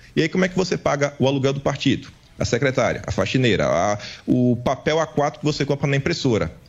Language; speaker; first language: Portuguese; native; Portuguese